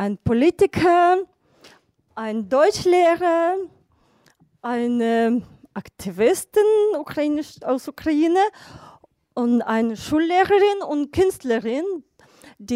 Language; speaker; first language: German; non-native, fluent; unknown